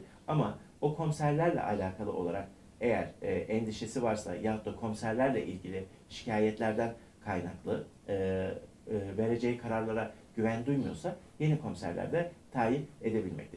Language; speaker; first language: Turkish; native; Turkish